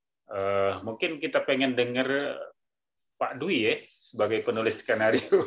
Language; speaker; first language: Indonesian; native; Indonesian